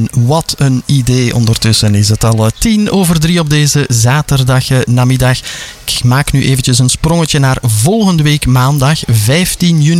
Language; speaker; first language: Dutch; native; Dutch